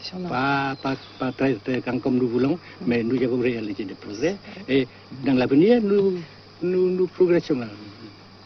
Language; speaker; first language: French; non-native, fluent; Vietnamese